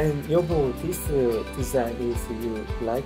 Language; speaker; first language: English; non-native, learner; Korean